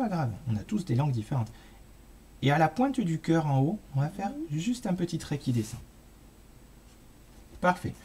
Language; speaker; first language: French; native; French